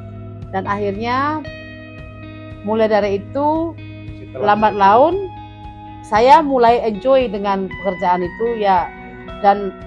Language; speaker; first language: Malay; non-native, local second language; Balinese